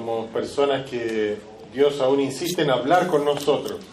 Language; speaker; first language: Spanish; native; Spanish